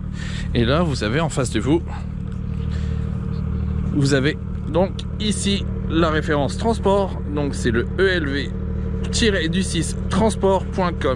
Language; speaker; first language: French; native; French